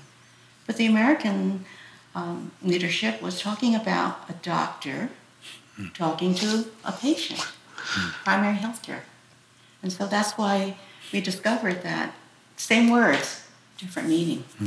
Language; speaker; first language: English; early bilingual, other home language; Chinese